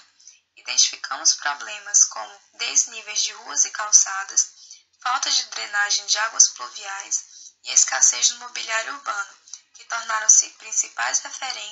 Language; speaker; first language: Portuguese; native; Portuguese